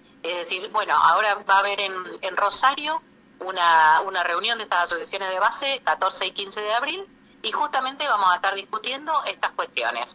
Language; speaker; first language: Spanish; native; Spanish